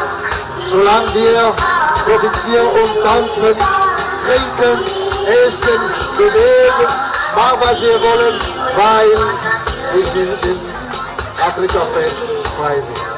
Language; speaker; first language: German; non-native, learner; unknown